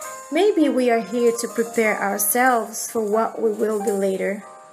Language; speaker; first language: English; non-native, fluent; Portuguese